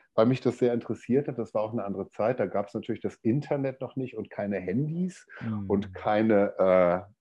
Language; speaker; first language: German; native; German